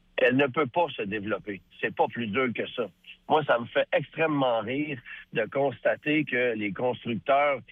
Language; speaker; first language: French; native; French